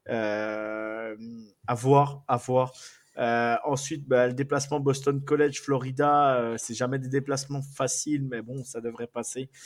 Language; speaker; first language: French; native; French